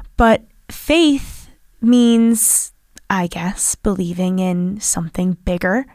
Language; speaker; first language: English; native; English